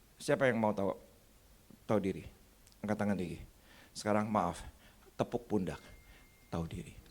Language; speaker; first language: Indonesian; native; Indonesian